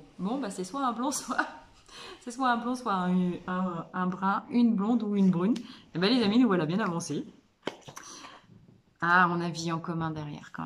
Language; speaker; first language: French; native; French